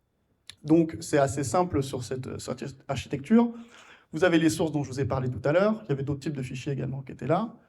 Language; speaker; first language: French; native; French